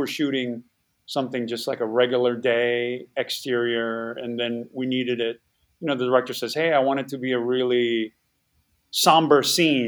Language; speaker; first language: English; native; English